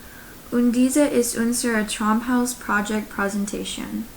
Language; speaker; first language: German; non-native, learner; English